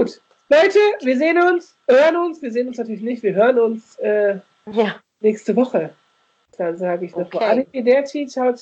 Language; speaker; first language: German; native; German